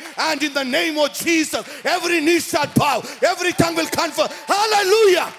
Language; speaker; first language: English; non-native, local second language; Malayalam